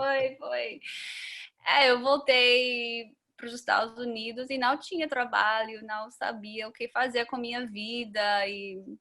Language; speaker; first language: Portuguese; non-native, fluent; English